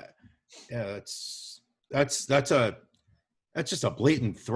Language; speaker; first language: English; native; English